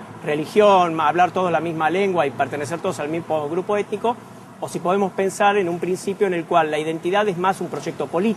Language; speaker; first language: Spanish; native; Spanish